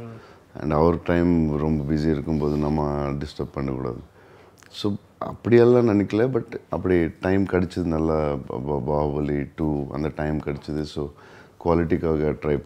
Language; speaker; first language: Tamil; non-native, learner; Telugu